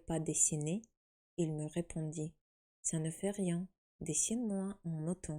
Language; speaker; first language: French; non-native, fluent; Ukrainian